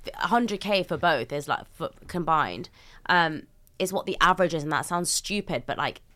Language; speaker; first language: English; early bilingual, other home language; Hindi